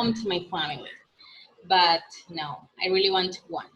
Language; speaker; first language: English; non-native, learner; Spanish